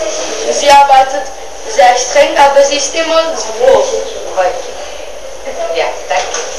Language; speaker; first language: German; non-native, learner; Turkish